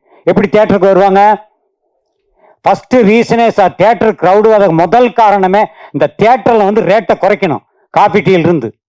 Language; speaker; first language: Tamil; native; Tamil